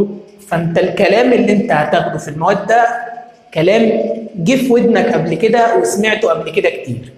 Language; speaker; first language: Arabic; native; Arabic